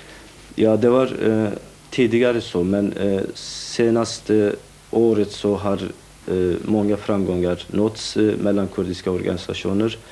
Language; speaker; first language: Swedish; non-native, fluent; Kurdish